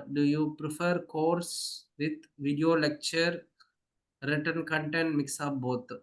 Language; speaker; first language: English; non-native, local second language; Tamil